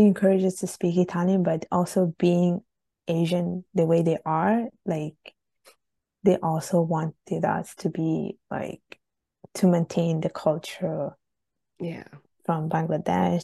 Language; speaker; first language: English; non-native, fluent; Italian